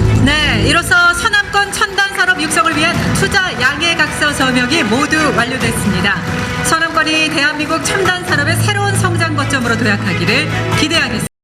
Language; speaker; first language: Korean; native; Korean